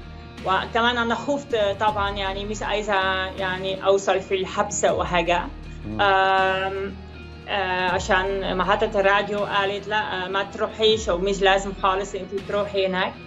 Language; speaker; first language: Arabic; non-native, fluent; Dutch